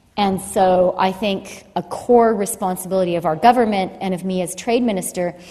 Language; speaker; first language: English; native; English